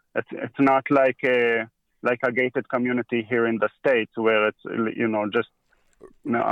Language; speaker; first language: English; early bilingual, heritage; Hebrew